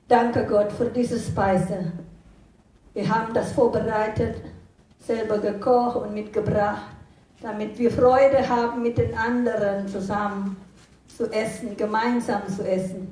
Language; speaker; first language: German; non-native, fluent; Indonesian